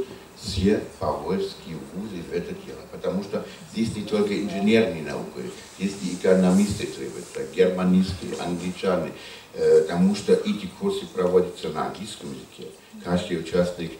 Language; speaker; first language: Russian; non-native, fluent; German